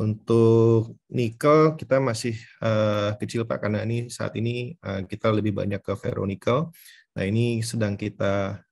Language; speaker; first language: Indonesian; native; Indonesian